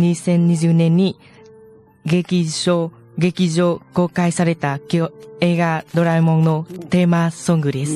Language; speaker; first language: Japanese; non-native, learner; Vietnamese